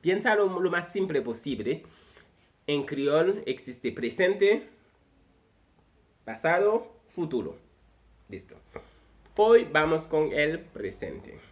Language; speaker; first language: Spanish; non-native, fluent; Haitian Creole